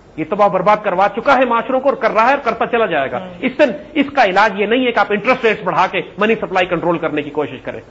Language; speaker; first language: Urdu; native; Urdu